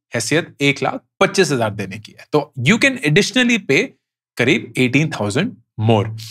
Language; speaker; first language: Hindi; native; Hindi